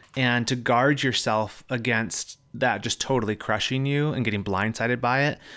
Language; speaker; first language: English; native; English